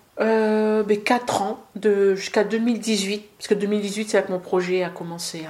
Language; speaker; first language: French; early bilingual, other home language; Arabic